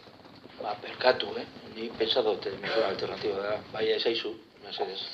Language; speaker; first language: Basque; non-native, local second language; Spanish